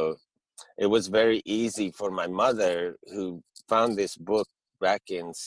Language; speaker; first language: English; early bilingual, heritage; English